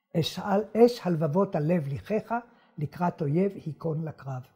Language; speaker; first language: Hebrew; native; Hebrew